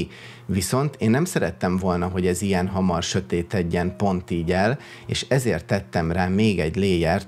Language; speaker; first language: Hungarian; native; Hungarian